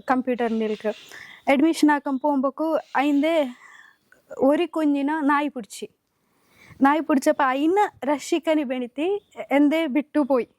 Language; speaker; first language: Malayalam; non-native, local second language; Hindi